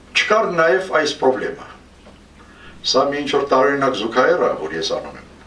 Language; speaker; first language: Armenian; native; Armenian